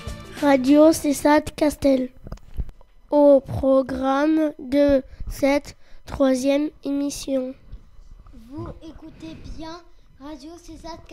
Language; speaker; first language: French; native; French